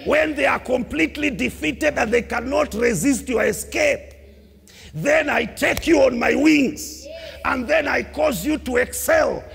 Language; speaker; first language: English; non-native, local second language; Swahili